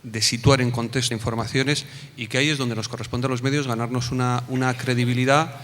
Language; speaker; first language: Spanish; native; Spanish